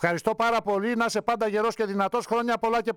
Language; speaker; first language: Greek; native; Greek